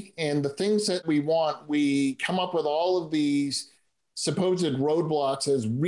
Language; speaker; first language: English; native; English